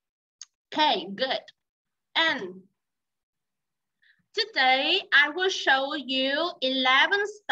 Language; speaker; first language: English; non-native, learner; Vietnamese